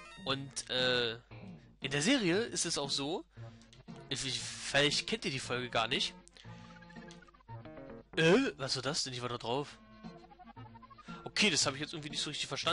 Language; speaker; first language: German; native; German